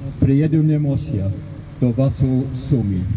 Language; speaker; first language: Polish; non-native, learner; Ukrainian